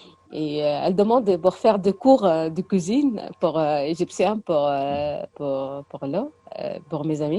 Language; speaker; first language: French; non-native, learner; Arabic